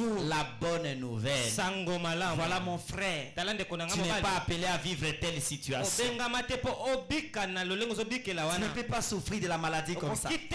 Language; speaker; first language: French; non-native, local second language; Lingala